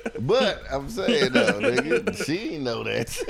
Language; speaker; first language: English; native; English